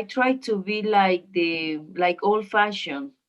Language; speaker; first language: English; non-native, learner; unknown